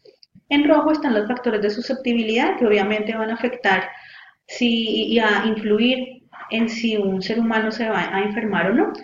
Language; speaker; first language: Spanish; native; Spanish